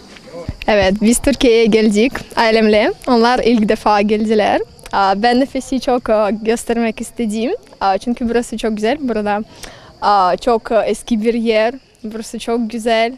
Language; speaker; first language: Turkish; non-native, learner; Russian